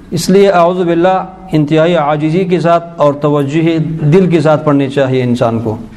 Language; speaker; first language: Urdu; native; Urdu